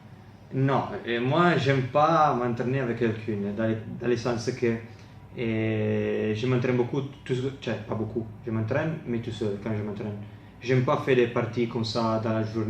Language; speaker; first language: French; non-native, fluent; Italian